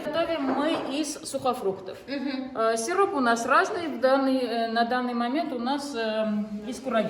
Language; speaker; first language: Russian; non-native, local second language; Armenian